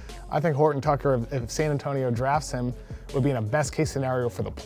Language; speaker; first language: English; native; English